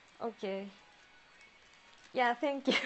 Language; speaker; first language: English; non-native, learner; Japanese